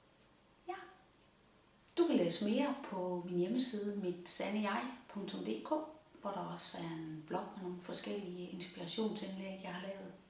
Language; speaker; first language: Danish; native; Danish